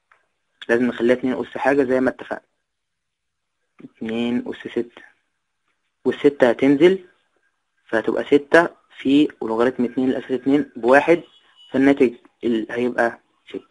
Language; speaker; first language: Arabic; native; Arabic